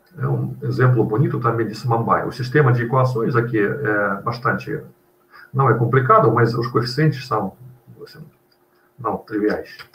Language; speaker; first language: Portuguese; non-native, fluent; Russian